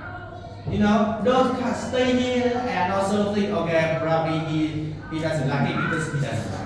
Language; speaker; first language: English; non-native, learner; Vietnamese